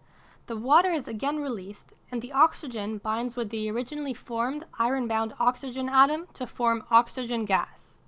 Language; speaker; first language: English; native; English